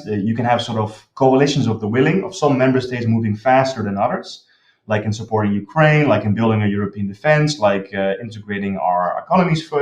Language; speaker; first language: English; non-native, fluent; Dutch